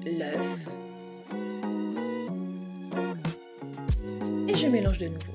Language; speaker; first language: French; native; French